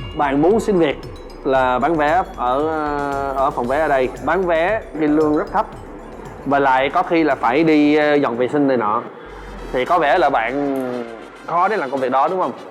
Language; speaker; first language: Vietnamese; non-native, fluent; English